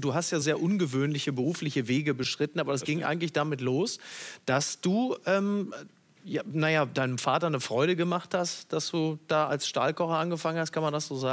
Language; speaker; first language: German; native; German